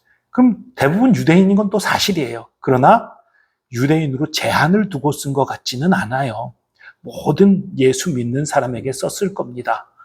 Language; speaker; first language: Korean; native; Korean